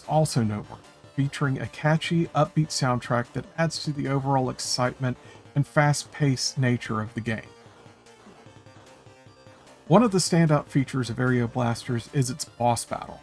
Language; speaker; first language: English; native; English